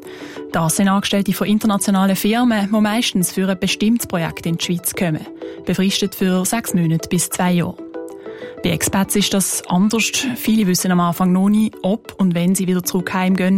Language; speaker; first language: German; native; German